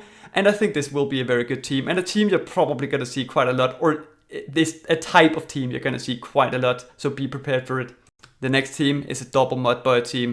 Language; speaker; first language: English; native; English